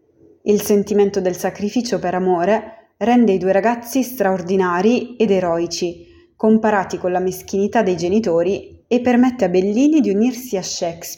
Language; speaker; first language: Italian; native; Italian